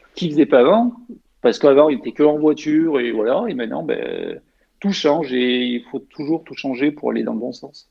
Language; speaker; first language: French; native; French